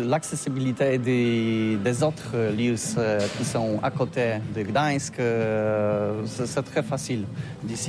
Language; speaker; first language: French; non-native, learner; Polish